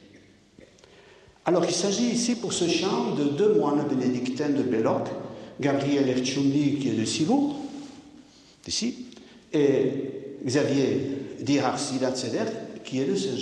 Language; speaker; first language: French; native; French